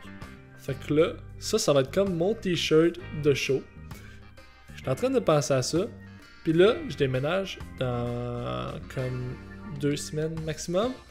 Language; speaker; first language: French; native; French